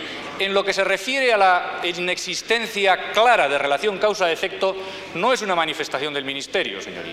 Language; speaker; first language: Spanish; native; Spanish